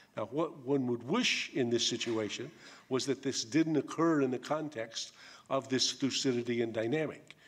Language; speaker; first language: English; native; English